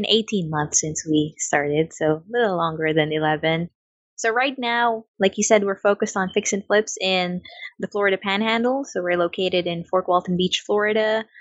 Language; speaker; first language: English; non-native, local second language; Filipino